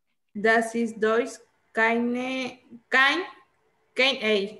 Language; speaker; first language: German; non-native, learner; Spanish